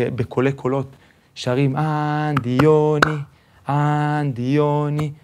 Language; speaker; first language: Hebrew; early bilingual, other home language; Spanish